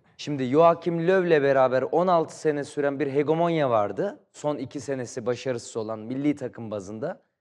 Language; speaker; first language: Turkish; native; Turkish